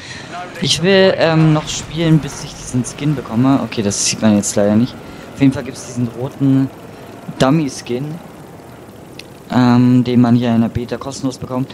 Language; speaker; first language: German; native; German